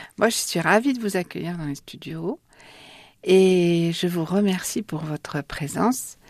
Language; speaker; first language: French; native; French